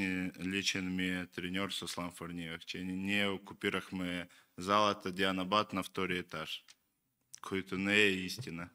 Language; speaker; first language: Bulgarian; non-native, learner; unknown